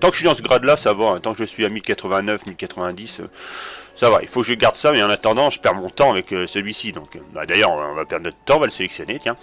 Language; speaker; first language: French; native; French